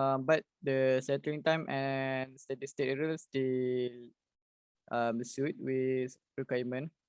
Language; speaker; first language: English; non-native, learner; Malay